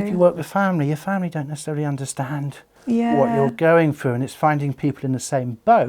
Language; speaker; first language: English; native; English